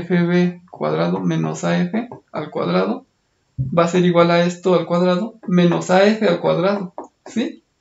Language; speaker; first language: Spanish; native; Spanish